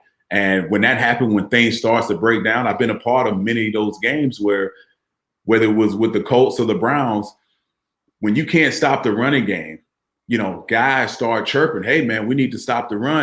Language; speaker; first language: English; native; English